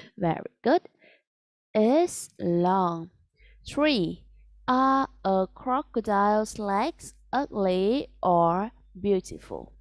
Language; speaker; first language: English; non-native, fluent; Vietnamese